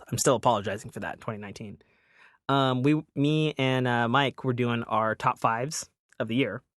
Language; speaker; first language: English; native; English